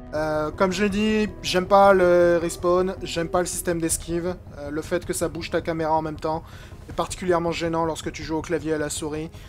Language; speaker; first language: French; native; French